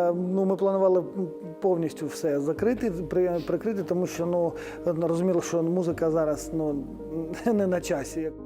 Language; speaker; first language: Ukrainian; native; Ukrainian